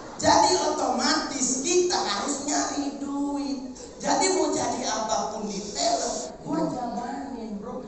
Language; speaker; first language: Indonesian; native; Indonesian